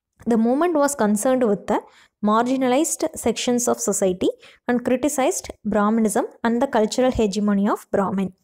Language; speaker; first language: English; non-native, local second language; Tamil